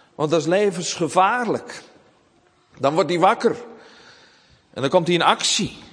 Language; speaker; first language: Dutch; native; Dutch